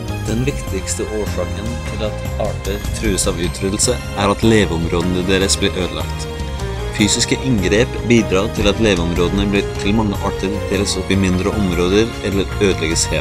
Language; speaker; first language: Norwegian; native; Norwegian